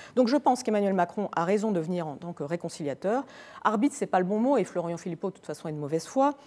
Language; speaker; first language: French; native; French